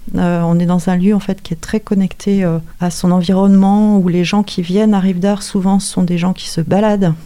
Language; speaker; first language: French; native; French